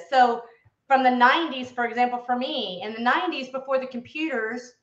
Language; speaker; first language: English; native; English